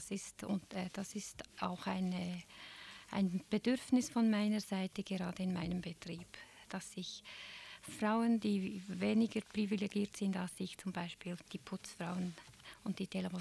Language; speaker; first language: German; native; German